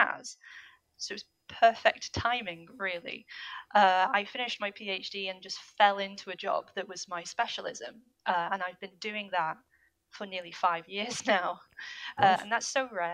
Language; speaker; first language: English; native; English